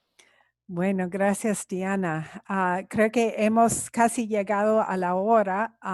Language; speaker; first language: Spanish; non-native, fluent; English